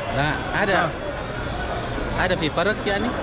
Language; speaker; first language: Arabic; non-native, learner; Indonesian